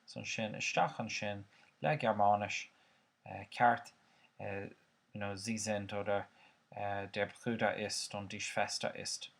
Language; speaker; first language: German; non-native, fluent; Irish